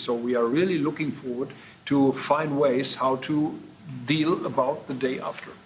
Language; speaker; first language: English; non-native, fluent; German